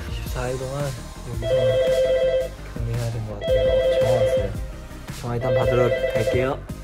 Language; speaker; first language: Korean; non-native, fluent; Chinese